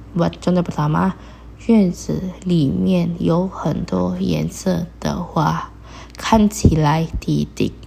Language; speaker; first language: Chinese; non-native, fluent; Indonesian